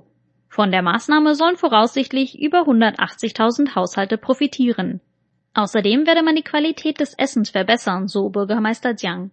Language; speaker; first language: German; native; German